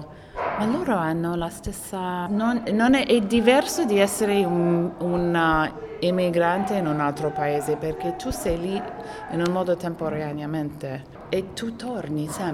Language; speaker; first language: Italian; non-native, fluent; Arabic